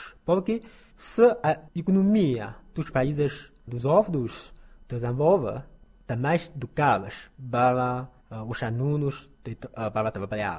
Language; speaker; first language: Portuguese; non-native, learner; Chinese